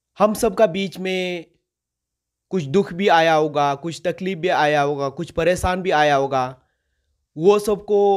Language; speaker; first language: Hindi; non-native, local second language; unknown